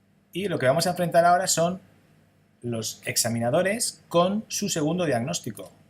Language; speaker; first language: Spanish; native; Spanish